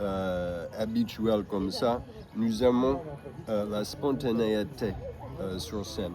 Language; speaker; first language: French; non-native, fluent; English